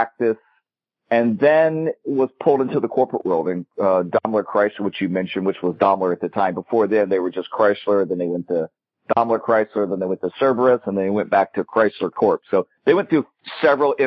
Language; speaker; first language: English; native; English